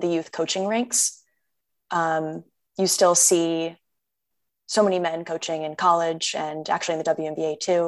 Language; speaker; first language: English; native; English